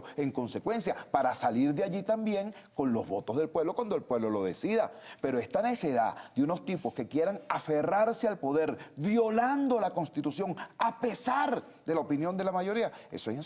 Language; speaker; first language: Spanish; native; Spanish